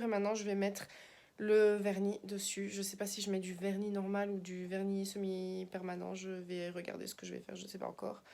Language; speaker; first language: French; native; French